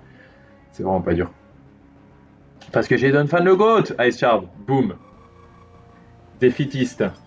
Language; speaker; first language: French; native; French